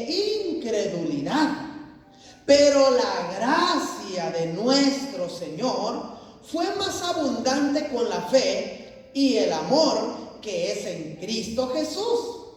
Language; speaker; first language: Spanish; native; Spanish